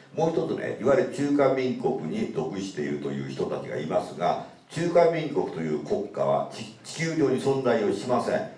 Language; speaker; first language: Japanese; native; Japanese